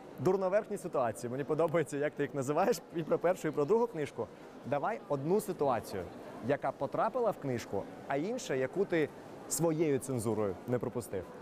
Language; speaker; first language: Ukrainian; native; Ukrainian